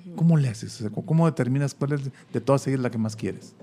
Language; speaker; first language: Spanish; native; Spanish